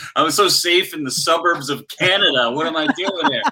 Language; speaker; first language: English; native; English